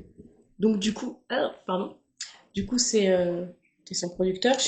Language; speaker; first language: French; native; French